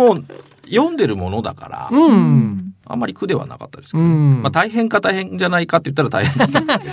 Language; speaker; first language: Japanese; native; Japanese